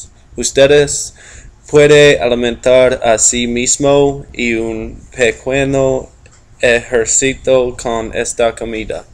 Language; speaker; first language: Spanish; non-native, learner; English